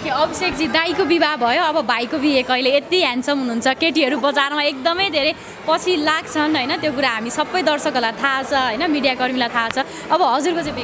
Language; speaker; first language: Nepali; native; Nepali